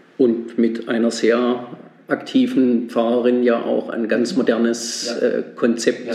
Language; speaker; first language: German; native; German